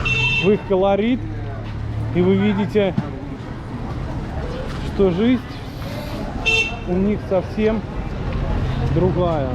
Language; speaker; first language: Russian; native; Russian